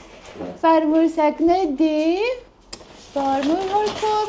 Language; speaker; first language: Swedish; non-native, learner; Lithuanian